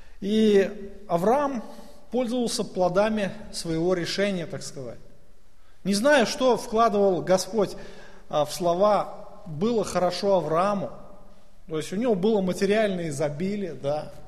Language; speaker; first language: Russian; native; Russian